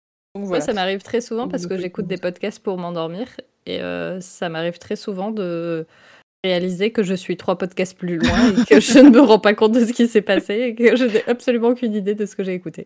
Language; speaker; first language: French; native; French